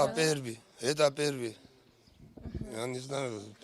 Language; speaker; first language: Russian; non-native, local second language; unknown